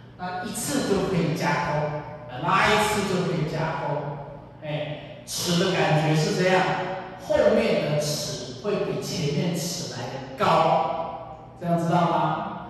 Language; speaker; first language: Chinese; native; Chinese